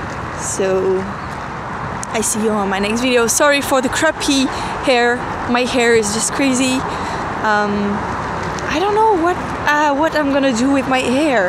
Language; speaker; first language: English; non-native, fluent; French